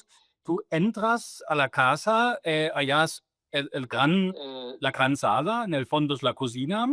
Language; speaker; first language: Spanish; non-native, fluent; German